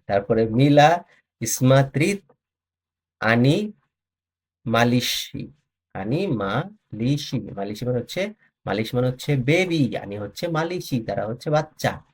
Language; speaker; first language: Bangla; native; Bangla